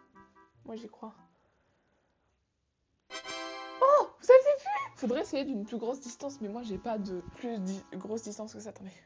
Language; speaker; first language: French; native; French